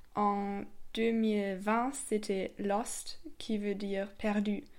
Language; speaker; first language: French; non-native, fluent; German